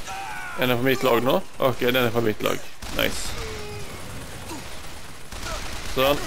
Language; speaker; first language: Swedish; non-native, learner; Norwegian